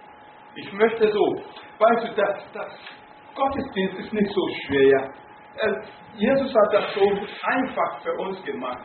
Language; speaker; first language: German; non-native, fluent; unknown